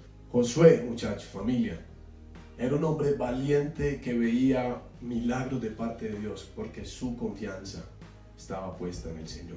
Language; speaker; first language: Spanish; native; Spanish